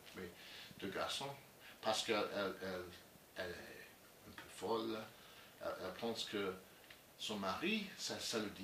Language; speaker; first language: French; non-native, learner; English